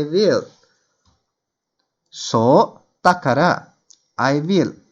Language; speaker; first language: Japanese; non-native, fluent; Turkish